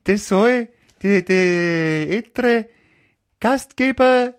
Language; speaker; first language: German; native; German